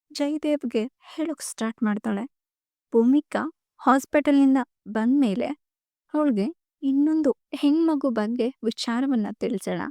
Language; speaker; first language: Kannada; native; Kannada